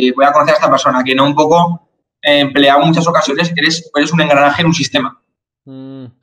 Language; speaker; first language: Spanish; native; Spanish